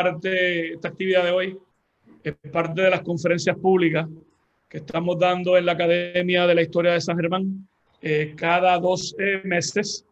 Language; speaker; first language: Spanish; native; Spanish